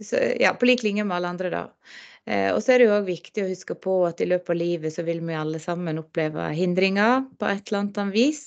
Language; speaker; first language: Norwegian; native; Norwegian